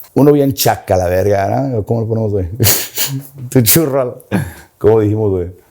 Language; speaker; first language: Spanish; early bilingual, heritage; Spanish